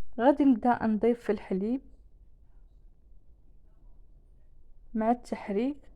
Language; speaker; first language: Arabic; native; Arabic